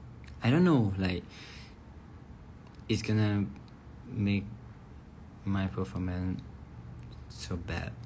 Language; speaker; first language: English; non-native, learner; Thai